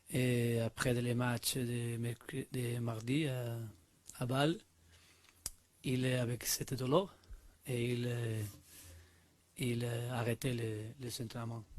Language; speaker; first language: French; non-native, learner; Spanish